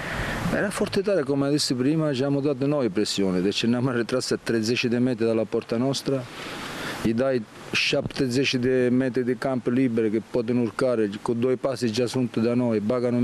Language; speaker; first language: Romanian; non-native, learner; Italian